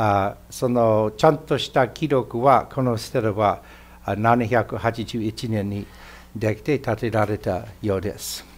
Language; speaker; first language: Japanese; non-native, fluent; English